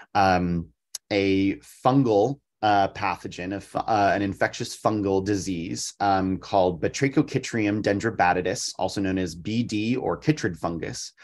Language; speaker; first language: English; native; English